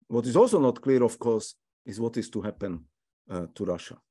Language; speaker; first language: English; non-native, fluent; Slovak